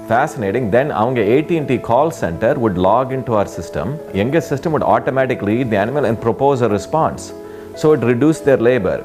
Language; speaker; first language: English; early bilingual, other home language; Tamil